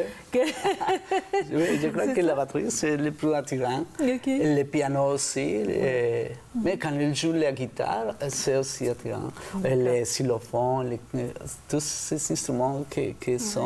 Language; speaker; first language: French; non-native, fluent; Spanish